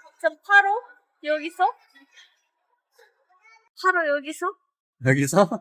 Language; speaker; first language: Korean; non-native, learner; Japanese